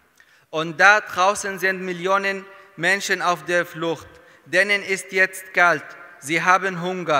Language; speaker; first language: German; non-native, fluent; Arabic